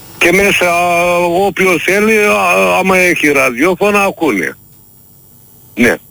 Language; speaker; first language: Greek; non-native, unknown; Turkish